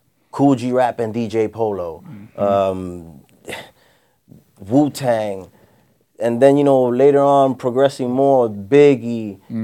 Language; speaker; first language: English; early bilingual, other home language; Spanish